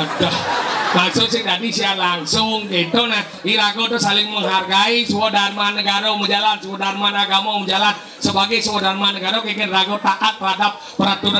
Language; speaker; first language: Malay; non-native, local second language; Balinese